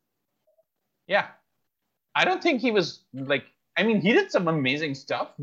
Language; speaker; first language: English; non-native, local second language; Bangla